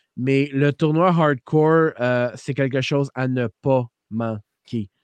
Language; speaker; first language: French; native; French